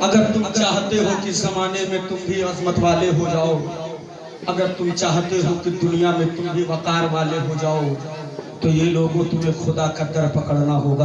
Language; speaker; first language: Hindi; native; Hindi